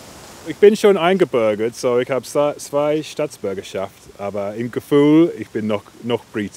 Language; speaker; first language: German; non-native, fluent; English